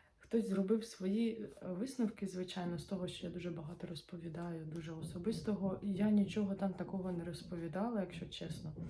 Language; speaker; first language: Ukrainian; non-native, local second language; Russian